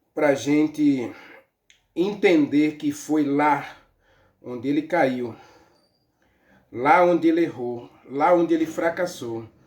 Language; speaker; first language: Portuguese; native; Portuguese